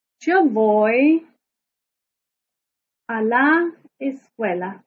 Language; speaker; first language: Spanish; non-native, fluent; English